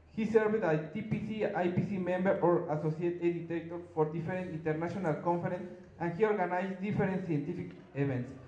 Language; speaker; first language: English; non-native, fluent; Spanish